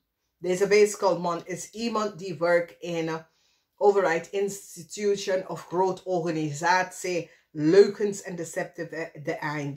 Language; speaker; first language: Dutch; non-native, fluent; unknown